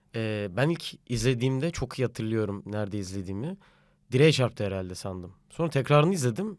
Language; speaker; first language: Turkish; native; Turkish